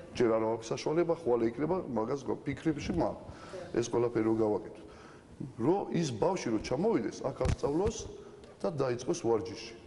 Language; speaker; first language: Georgian; non-native, local second language; Ossetic